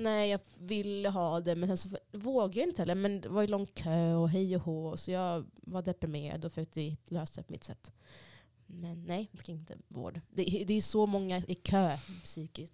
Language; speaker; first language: Swedish; early bilingual, other home language; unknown